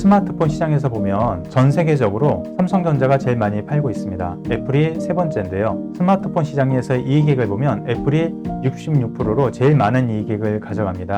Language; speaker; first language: Korean; native; Korean